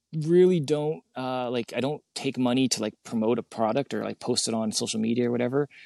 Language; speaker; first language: English; native; English